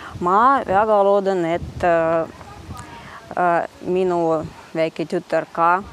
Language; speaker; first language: Estonian; early bilingual, heritage; Russian